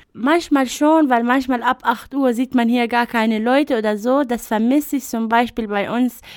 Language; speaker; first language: German; non-native, fluent; Arabic